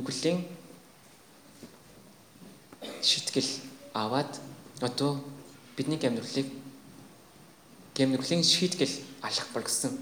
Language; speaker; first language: Mongolian; non-native, fluent; Korean